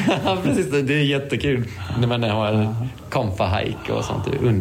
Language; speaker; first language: Swedish; non-native, fluent; English